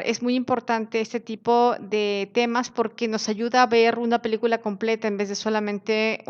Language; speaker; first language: Spanish; native; Spanish